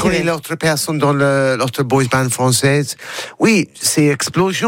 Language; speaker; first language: French; non-native, learner; English